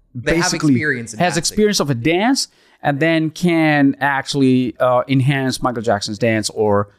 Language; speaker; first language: English; non-native, local second language; Punjabi